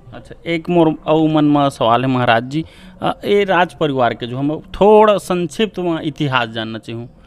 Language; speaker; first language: Hindi; native; Hindi